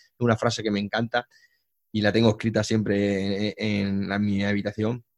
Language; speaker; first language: Spanish; native; Spanish